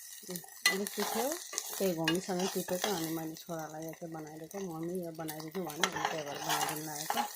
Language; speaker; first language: Nepali; non-native, local second language; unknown